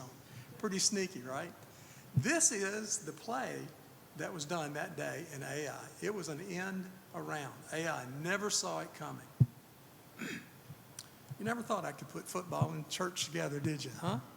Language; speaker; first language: English; native; English